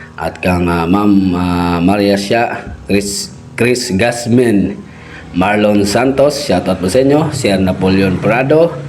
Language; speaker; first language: Filipino; non-native, local second language; Cebuano